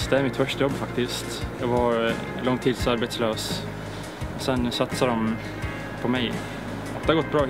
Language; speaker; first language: Swedish; non-native, learner; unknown